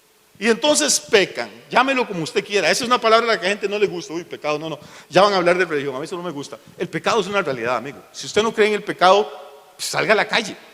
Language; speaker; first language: Spanish; native; Spanish